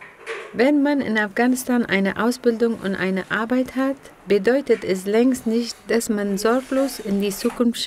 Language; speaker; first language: German; non-native, fluent; Persian